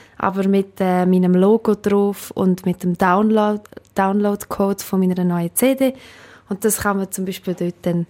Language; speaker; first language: German; native; German